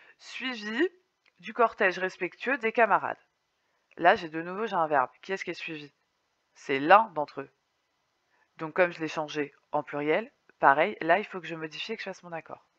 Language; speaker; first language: French; native; French